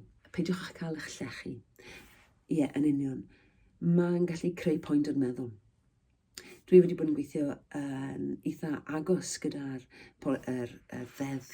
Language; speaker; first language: Welsh; native; Welsh